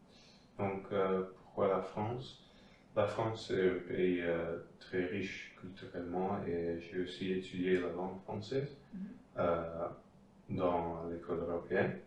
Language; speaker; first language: French; non-native, fluent; Dutch